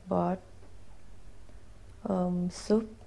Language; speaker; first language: English; non-native, learner; Thai